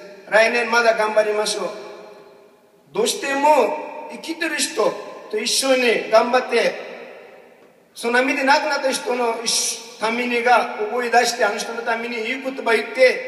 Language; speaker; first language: Japanese; non-native, fluent; Urdu